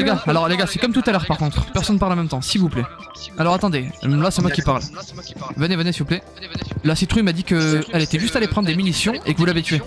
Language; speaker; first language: French; native; French